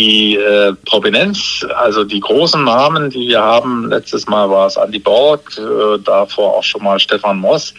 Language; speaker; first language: German; native; German